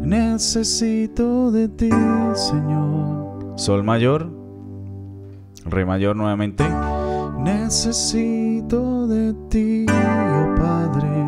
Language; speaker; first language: Spanish; native; Spanish